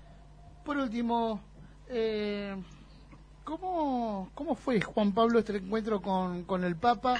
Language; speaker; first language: Spanish; native; Spanish